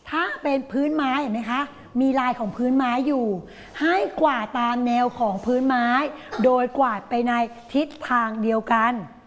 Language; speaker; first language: Thai; native; Thai